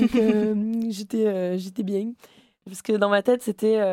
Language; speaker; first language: French; native; French